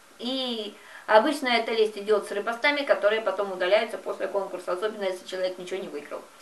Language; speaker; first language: Russian; native; Russian